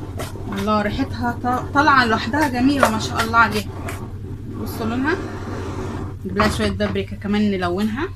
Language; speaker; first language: Arabic; native; Arabic